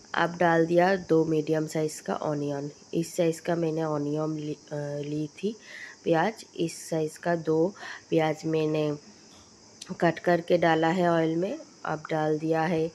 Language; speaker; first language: Hindi; non-native, local second language; Bangla